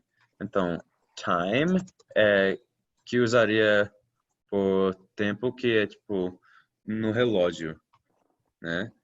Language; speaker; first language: Portuguese; non-native, fluent; English